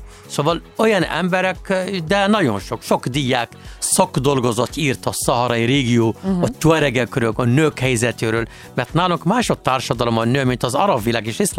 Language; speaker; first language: Hungarian; non-native, learner; Arabic